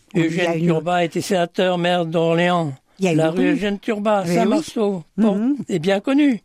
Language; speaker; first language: French; native; French